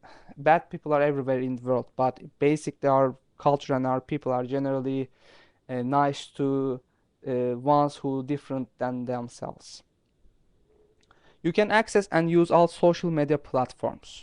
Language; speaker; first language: English; non-native, fluent; Turkish